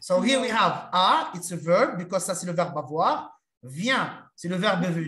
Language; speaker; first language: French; non-native, local second language; Arabic